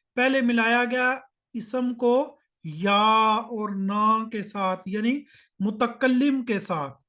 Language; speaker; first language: Urdu; native; Urdu